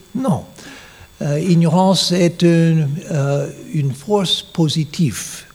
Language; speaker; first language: French; non-native, learner; English